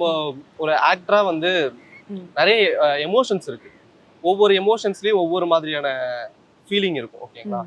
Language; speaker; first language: Tamil; native; Tamil